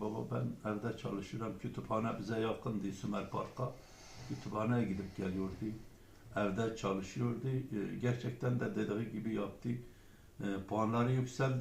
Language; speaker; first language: Turkish; non-native, local second language; Kurdish